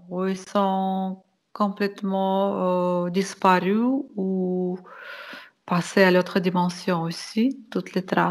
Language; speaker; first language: French; non-native, fluent; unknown